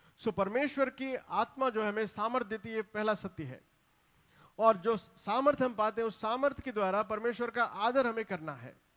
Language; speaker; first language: Hindi; non-native, local second language; Telugu